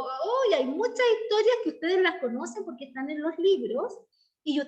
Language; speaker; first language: Spanish; native; Spanish